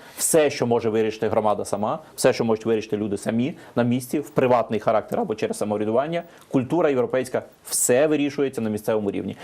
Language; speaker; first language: Ukrainian; native; Ukrainian